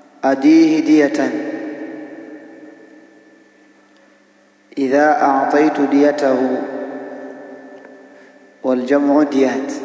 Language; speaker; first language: Arabic; non-native, fluent; Swahili